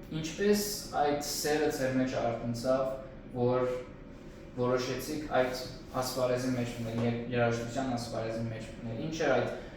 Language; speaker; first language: Armenian; native; Armenian